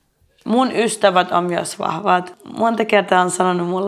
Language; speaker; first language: Finnish; non-native, fluent; Arabic